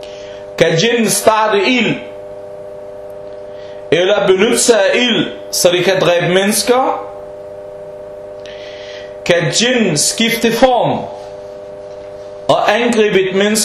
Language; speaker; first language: Danish; early bilingual, heritage; Danish